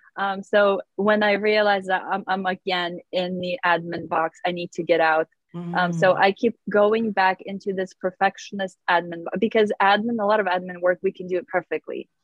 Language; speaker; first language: English; non-native, fluent; Russian